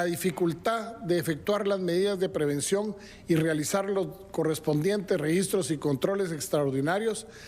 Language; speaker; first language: Spanish; native; Spanish